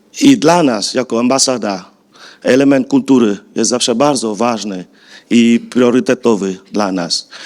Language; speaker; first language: Polish; non-native, fluent; Vietnamese